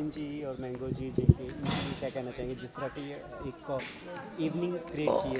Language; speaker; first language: Hindi; native; Hindi